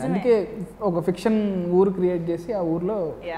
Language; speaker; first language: Telugu; native; Telugu